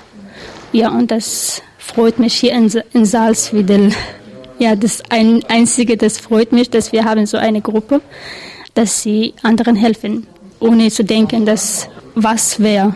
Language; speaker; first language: German; non-native, learner; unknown